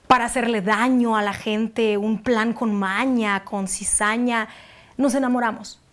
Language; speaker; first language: Spanish; non-native, fluent; Russian